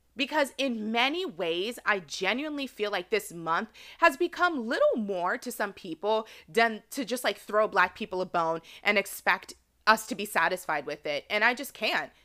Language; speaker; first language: English; native; English